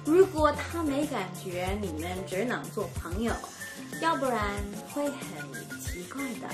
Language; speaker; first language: Chinese; non-native, fluent; English